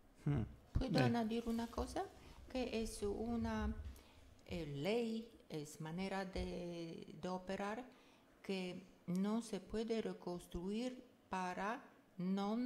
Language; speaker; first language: Spanish; non-native, fluent; Polish